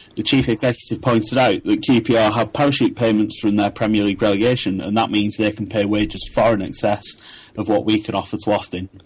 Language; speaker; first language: English; native; English